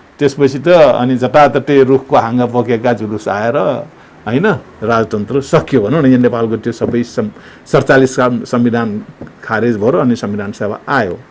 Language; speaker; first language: Nepali; non-native, local second language; Newari